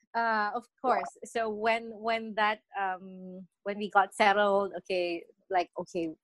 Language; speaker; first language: English; non-native, local second language; Filipino